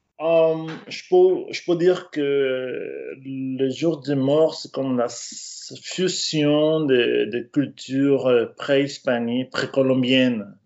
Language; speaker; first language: French; non-native, fluent; Spanish